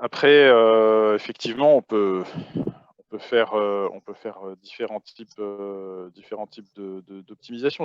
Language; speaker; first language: French; native; French